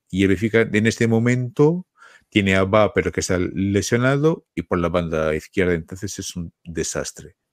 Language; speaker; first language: Spanish; non-native, fluent; Portuguese